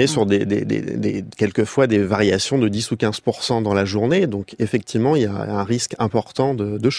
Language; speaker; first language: French; native; French